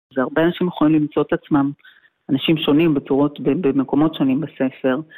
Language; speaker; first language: Hebrew; native; Hebrew